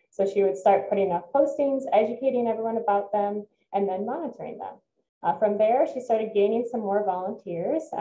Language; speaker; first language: English; native; English